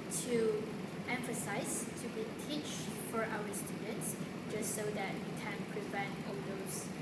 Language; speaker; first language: English; non-native, local second language; Malay